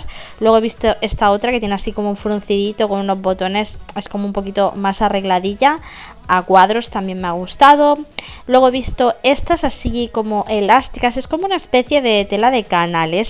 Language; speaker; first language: Spanish; native; Spanish